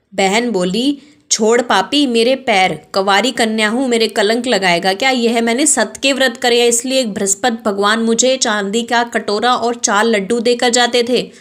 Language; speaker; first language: Hindi; native; Hindi